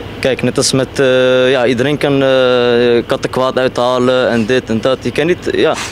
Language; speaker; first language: Dutch; early bilingual, other home language; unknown